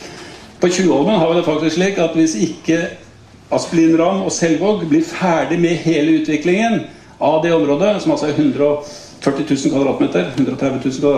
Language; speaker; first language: Norwegian; native; Norwegian